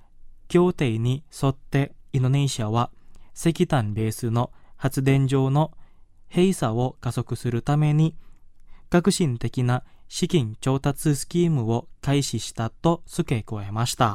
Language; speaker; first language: Japanese; non-native, fluent; Indonesian